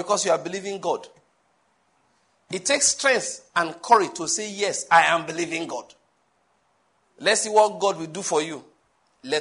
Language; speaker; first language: English; non-native, local second language; Yoruba